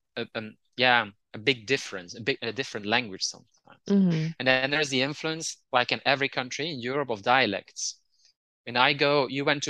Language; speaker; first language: English; non-native, fluent; Dutch